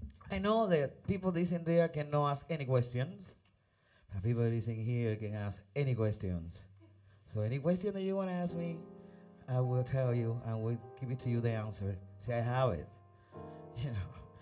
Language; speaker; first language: English; non-native, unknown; Spanish